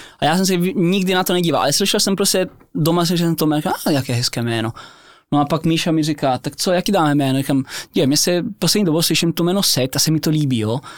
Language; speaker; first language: Czech; early bilingual, heritage; Czech